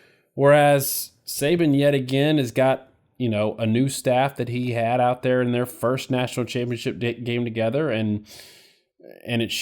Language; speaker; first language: English; native; English